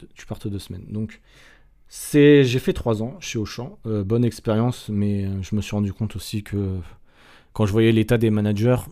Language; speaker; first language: French; native; French